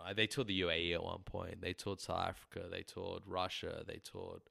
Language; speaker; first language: English; native; English